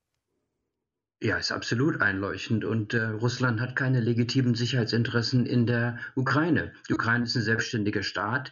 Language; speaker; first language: German; early bilingual, heritage; German